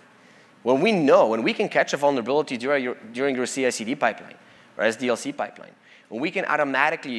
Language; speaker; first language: English; non-native, fluent; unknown